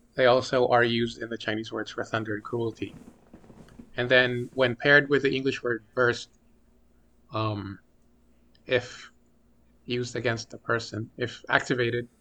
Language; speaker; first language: English; early bilingual, other home language; Filipino